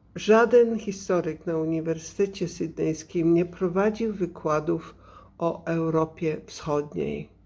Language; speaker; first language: Polish; early bilingual, other home language; English